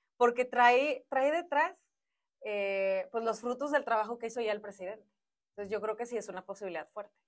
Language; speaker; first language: Spanish; native; Spanish